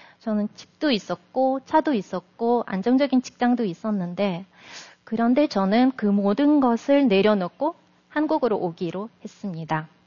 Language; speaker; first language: Korean; non-native, fluent; Russian